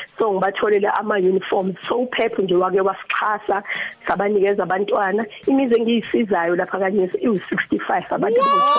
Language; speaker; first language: Zulu; native; Zulu